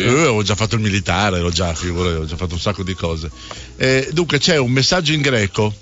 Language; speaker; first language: Italian; native; Italian